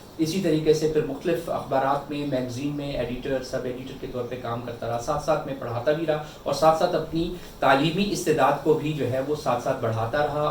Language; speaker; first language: Urdu; non-native, local second language; Northern Hindko